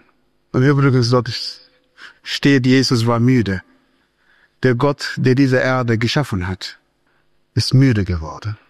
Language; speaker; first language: German; non-native, fluent; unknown